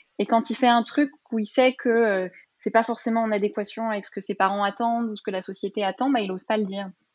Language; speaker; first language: French; early bilingual, other home language; Arabic